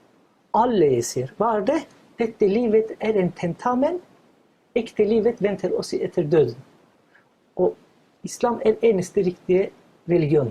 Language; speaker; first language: Norwegian; non-native, fluent; Turkish